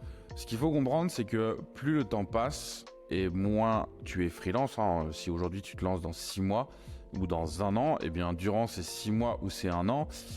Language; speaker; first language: French; native; French